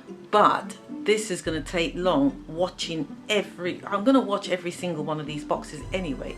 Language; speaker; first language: English; native; English